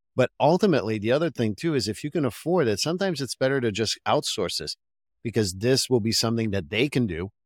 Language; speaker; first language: English; non-native, fluent; French